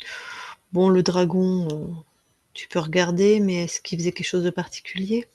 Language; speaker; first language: French; native; French